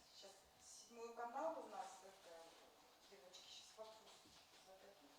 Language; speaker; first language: Russian; native; Russian